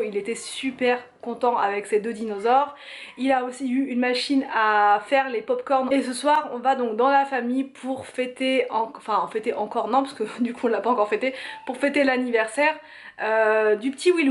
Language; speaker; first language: French; native; French